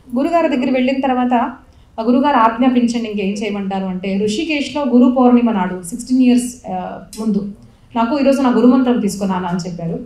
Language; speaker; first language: Telugu; non-native, local second language; Marathi